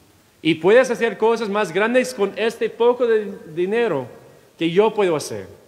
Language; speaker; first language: Spanish; non-native, fluent; English